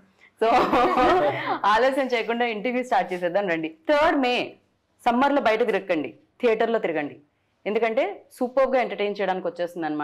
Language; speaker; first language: Telugu; native; Telugu